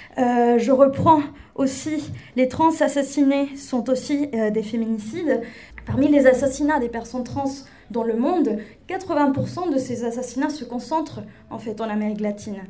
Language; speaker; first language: French; non-native, fluent; Spanish